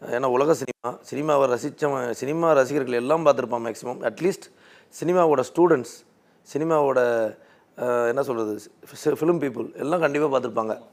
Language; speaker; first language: Tamil; native; Tamil